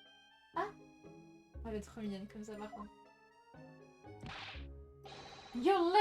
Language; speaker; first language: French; native; French